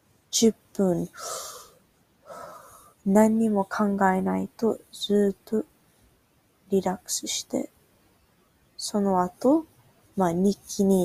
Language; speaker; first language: Japanese; non-native, learner; English